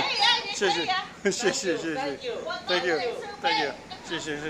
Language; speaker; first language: Chinese; non-native, learner; English